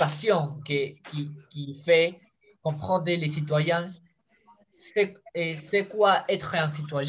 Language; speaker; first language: French; non-native, fluent; Spanish